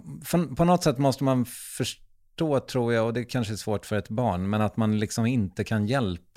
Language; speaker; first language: Swedish; native; Swedish